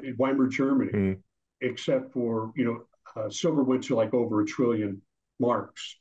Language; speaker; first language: English; native; English